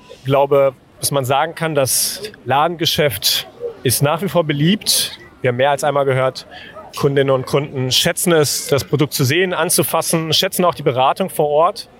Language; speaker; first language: German; native; German